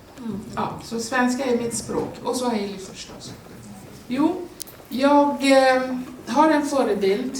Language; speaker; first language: Swedish; non-native, fluent; Swahili